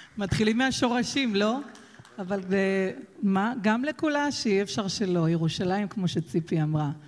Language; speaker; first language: Hebrew; early bilingual, other home language; Georgian